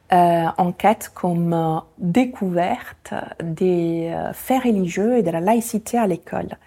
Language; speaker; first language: French; non-native, fluent; Italian